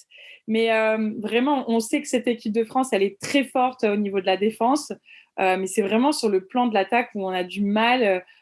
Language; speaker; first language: French; native; French